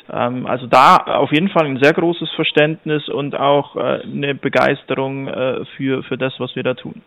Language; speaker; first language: German; native; German